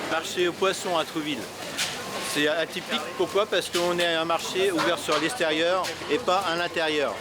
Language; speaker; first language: French; native; French